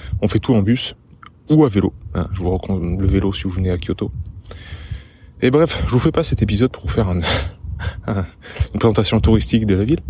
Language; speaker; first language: French; native; French